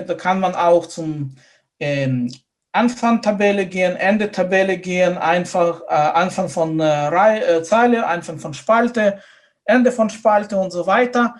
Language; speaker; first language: German; non-native, fluent; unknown